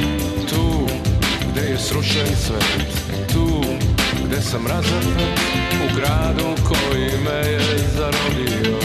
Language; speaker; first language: Serbian; native; Serbian